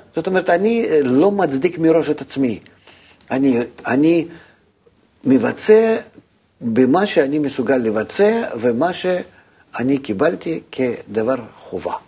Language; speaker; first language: Hebrew; non-native, fluent; Russian